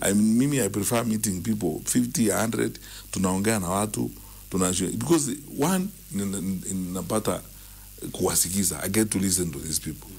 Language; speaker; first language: English; non-native, local second language; Swahili